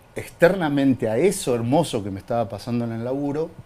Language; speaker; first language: Spanish; native; Spanish